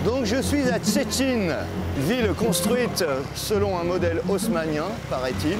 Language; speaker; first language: French; native; French